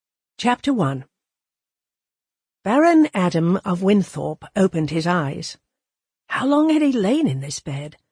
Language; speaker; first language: English; native; English